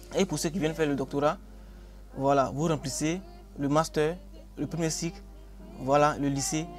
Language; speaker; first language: French; non-native, local second language; Akan